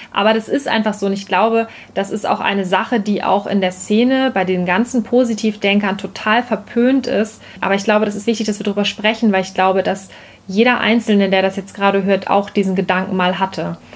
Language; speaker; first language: German; native; German